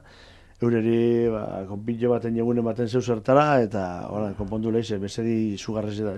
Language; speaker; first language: Basque; native; Basque